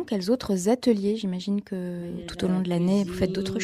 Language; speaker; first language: French; native; French